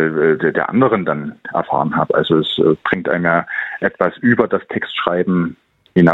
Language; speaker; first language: German; native; German